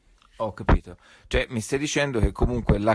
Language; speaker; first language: Italian; native; Italian